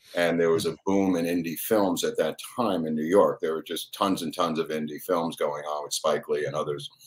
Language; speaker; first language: English; native; English